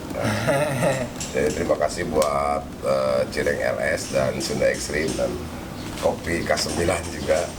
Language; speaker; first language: Indonesian; native; Indonesian